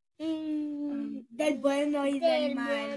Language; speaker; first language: Spanish; early bilingual, heritage; Spanish